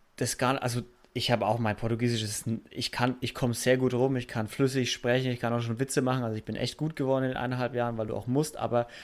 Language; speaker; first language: German; native; German